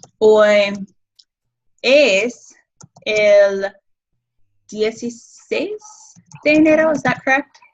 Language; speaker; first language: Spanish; non-native, fluent; English